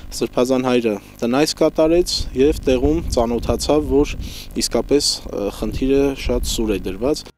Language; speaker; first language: Armenian; native; Armenian